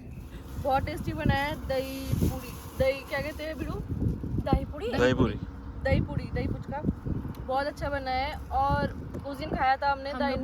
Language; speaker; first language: Hindi; non-native, local second language; Bodo